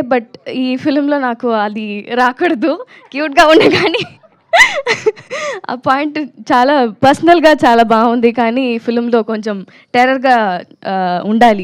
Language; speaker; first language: Telugu; non-native, learner; Tamil